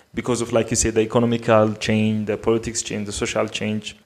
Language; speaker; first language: English; non-native, fluent; Amharic